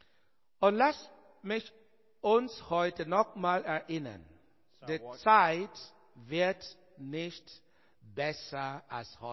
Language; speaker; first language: German; non-native, learner; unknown